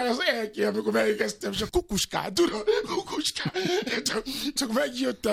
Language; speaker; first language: Hungarian; non-native, learner; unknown